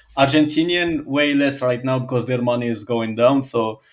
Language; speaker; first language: English; non-native, fluent; Arabic